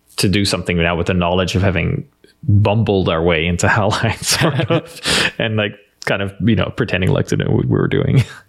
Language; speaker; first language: English; non-native, fluent; Dutch